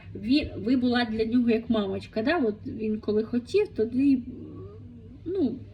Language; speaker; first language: Ukrainian; non-native, local second language; Russian